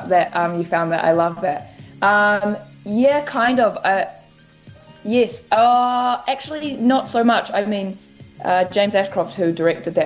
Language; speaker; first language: English; native; English